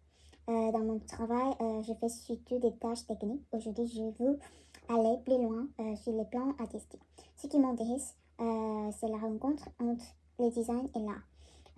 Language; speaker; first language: French; non-native, learner; Korean